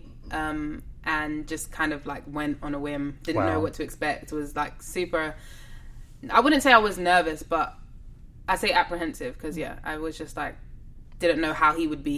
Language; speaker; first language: English; native; English